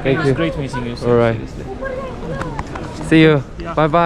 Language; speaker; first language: English; non-native, learner; Korean